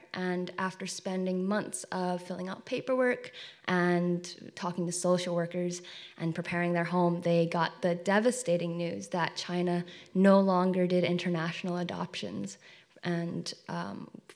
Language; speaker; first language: English; native; English